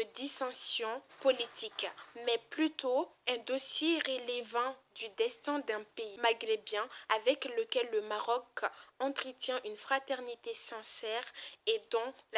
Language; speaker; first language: French; non-native, local second language; Bambara